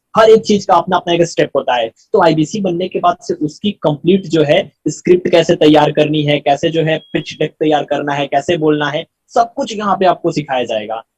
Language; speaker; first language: Hindi; native; Hindi